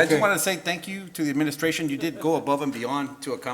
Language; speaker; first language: English; native; English